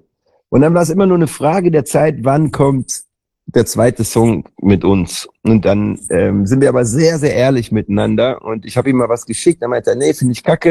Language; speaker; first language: German; native; German